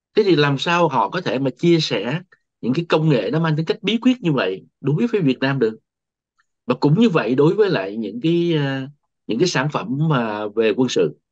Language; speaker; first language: Vietnamese; native; Vietnamese